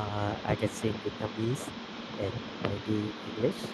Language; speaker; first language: English; non-native, learner; Vietnamese